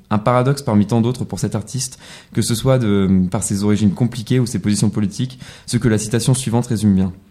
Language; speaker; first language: French; native; French